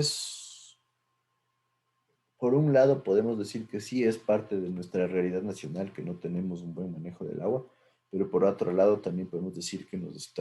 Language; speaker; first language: Spanish; native; Spanish